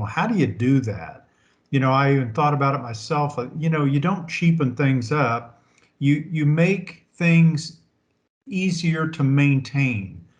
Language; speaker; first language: English; native; English